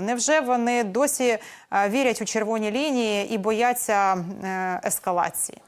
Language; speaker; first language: Ukrainian; native; Ukrainian